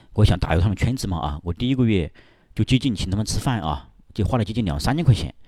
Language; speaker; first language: Chinese; native; Chinese